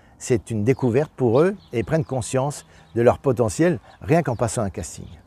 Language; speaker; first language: French; native; French